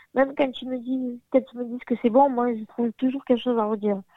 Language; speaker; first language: French; native; French